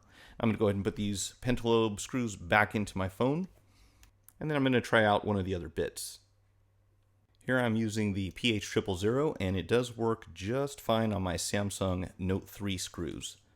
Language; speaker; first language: English; native; English